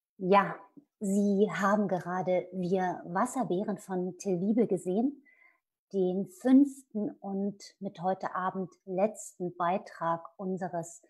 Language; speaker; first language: German; native; German